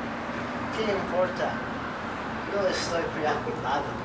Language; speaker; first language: Spanish; non-native, learner; English